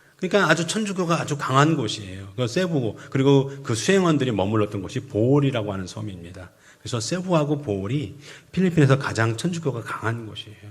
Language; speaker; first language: Korean; native; Korean